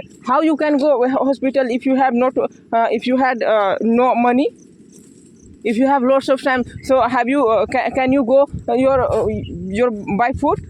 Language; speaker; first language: English; non-native, learner; Hindi